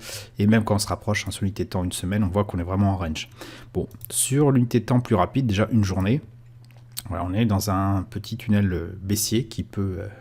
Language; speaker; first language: French; native; French